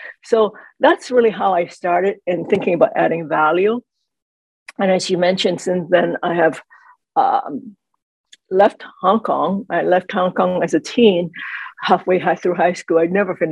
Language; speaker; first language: English; non-native, local second language; Cantonese